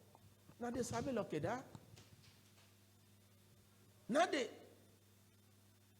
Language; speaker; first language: Spanish; non-native, learner; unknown